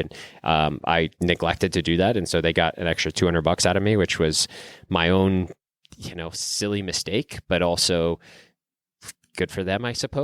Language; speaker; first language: English; native; English